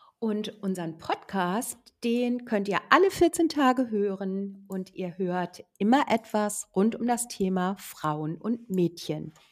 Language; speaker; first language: German; native; German